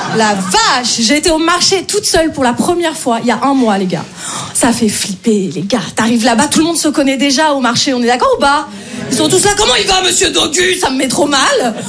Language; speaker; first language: French; native; French